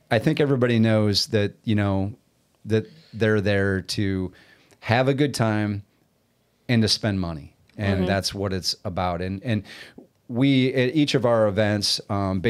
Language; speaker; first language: English; native; English